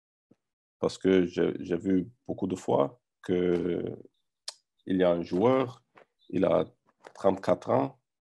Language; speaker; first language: French; non-native, learner; English